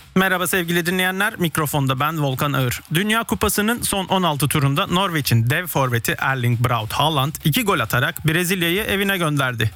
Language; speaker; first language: Turkish; early bilingual, heritage; Turkish